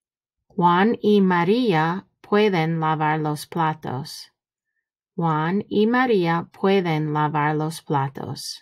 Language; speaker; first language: Spanish; non-native, fluent; English